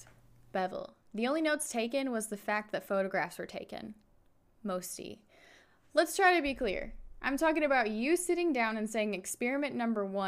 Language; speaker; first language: English; native; English